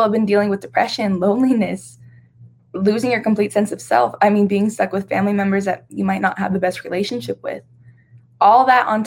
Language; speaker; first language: English; native; English